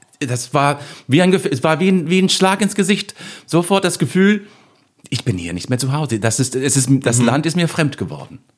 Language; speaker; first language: German; non-native, fluent; English